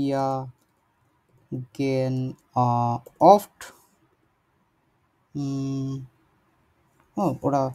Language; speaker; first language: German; non-native, learner; Bangla